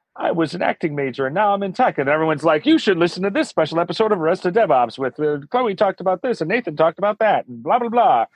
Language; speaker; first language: English; native; English